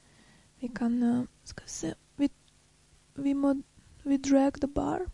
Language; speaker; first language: Norwegian; non-native, fluent; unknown